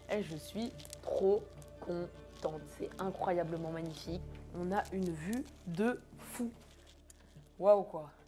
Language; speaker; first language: French; native; French